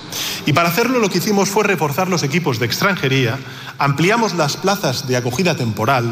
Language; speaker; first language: Spanish; native; Spanish